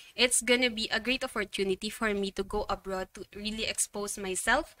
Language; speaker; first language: English; non-native, local second language; Filipino